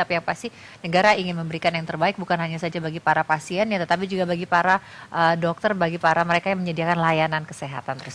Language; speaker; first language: Indonesian; native; Indonesian